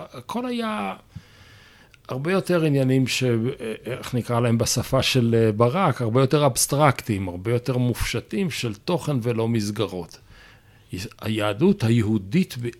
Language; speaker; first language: Hebrew; native; Hebrew